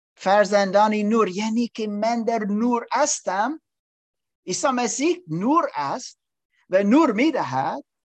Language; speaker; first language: Persian; non-native, learner; English